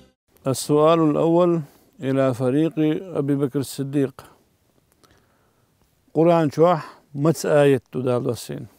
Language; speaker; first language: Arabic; non-native, fluent; Chechen